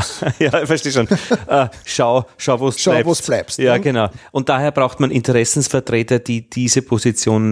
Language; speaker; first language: German; native; German